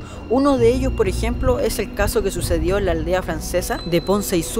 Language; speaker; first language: Spanish; native; Spanish